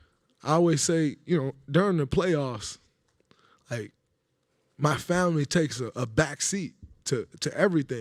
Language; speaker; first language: English; native; English